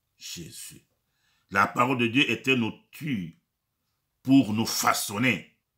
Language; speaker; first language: French; non-native, local second language; Lingala